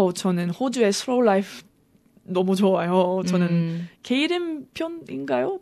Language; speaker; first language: Korean; non-native, learner; English